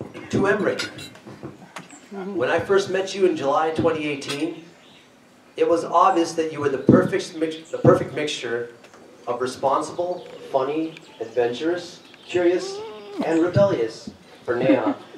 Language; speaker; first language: English; native; English